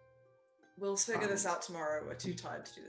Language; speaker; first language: English; native; English